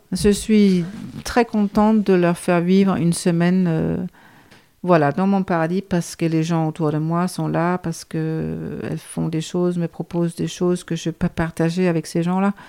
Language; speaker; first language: French; non-native, fluent; Danish